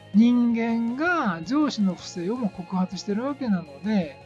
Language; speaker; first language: Japanese; native; Japanese